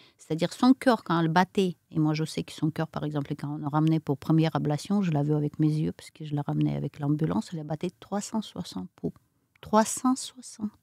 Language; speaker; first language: French; non-native, fluent; Romanian